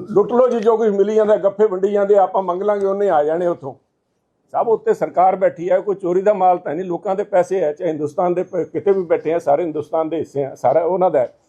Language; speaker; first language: Punjabi; native; Punjabi